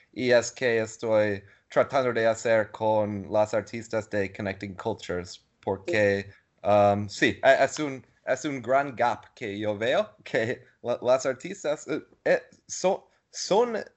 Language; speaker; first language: Spanish; non-native, learner; English